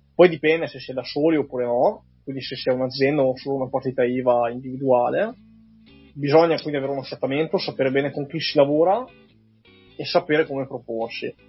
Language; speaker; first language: Italian; native; Italian